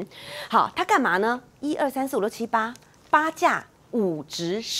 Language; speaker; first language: Chinese; native; Chinese